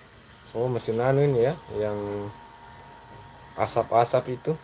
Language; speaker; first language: Indonesian; native; Indonesian